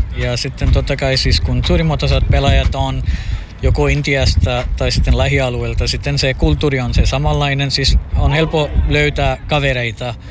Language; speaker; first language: Finnish; non-native, fluent; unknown